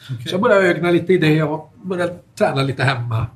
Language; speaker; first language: Swedish; native; Swedish